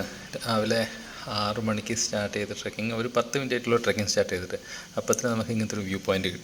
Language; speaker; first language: Malayalam; native; Malayalam